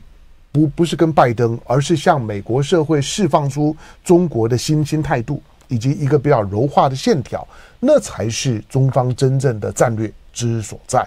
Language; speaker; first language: Chinese; native; Chinese